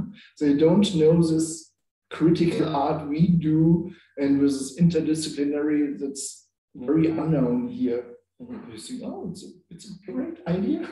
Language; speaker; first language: English; non-native, learner; German